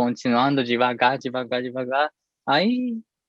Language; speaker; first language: Portuguese; non-native, fluent; Japanese